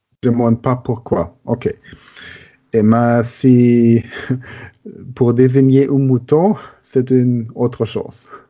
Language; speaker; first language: French; non-native, learner; German